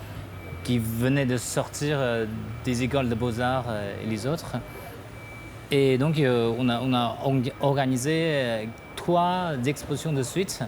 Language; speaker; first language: French; non-native, fluent; Chinese